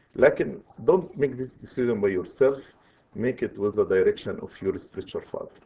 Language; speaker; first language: English; non-native, fluent; Arabic